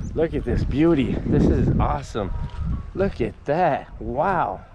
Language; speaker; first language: English; non-native, fluent; Croatian